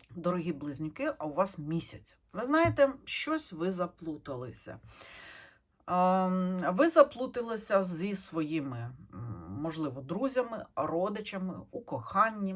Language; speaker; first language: Ukrainian; non-native, local second language; Russian